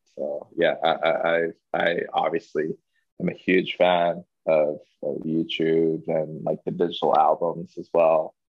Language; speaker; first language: English; non-native, local second language; Chinese